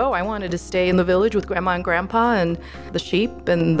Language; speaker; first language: English; early bilingual, other home language; Macedonian